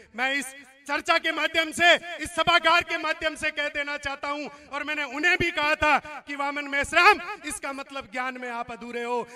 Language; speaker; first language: Hindi; non-native, local second language; Marwari